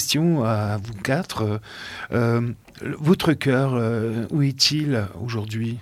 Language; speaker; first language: French; native; French